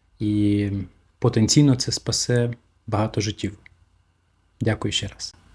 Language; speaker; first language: Ukrainian; native; Ukrainian